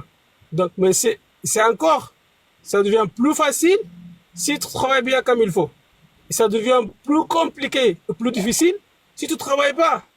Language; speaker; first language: French; non-native, fluent; Arabic